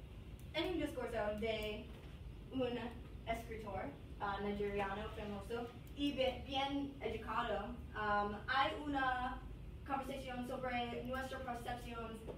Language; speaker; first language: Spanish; non-native, learner; English